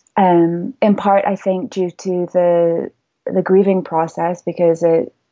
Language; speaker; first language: English; native; English